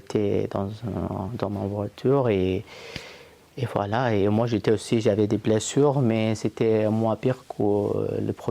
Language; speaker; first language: French; non-native, fluent; Arabic